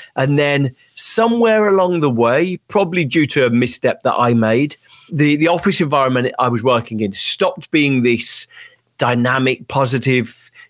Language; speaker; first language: English; native; English